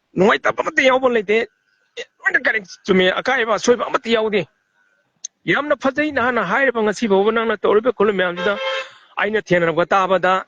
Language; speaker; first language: Manipuri; native; Manipuri